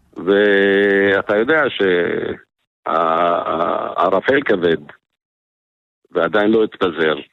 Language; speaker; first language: Hebrew; non-native, local second language; Arabic